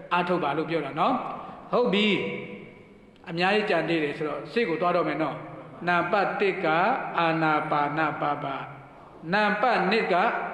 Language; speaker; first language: Burmese; non-native, local second language; Pa'o Karen